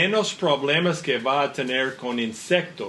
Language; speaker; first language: Spanish; non-native, learner; English